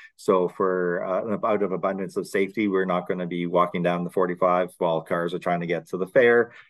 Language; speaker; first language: English; native; English